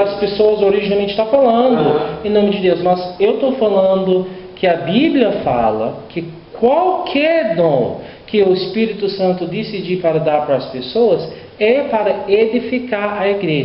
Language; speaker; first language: Portuguese; non-native, learner; English